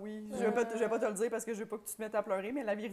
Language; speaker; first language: French; native; French